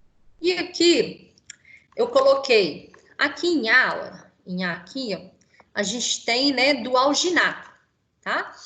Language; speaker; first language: Portuguese; native; Portuguese